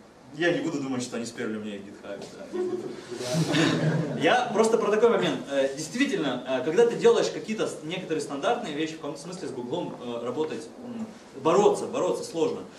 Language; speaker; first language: Russian; native; Russian